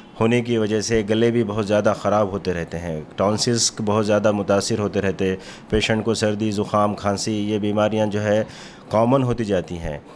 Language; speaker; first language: Hindi; non-native, local second language; Urdu